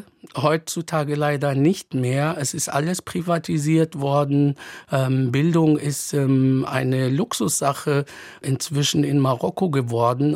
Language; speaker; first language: German; non-native, fluent; Arabic